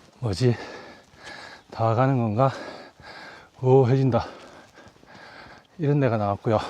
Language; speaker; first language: Korean; native; Korean